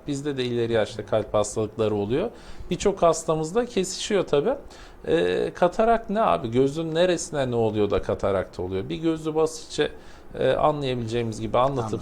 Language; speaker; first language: Turkish; native; Turkish